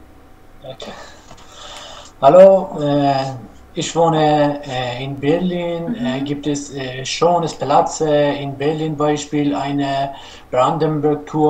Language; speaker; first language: German; non-native, learner; Persian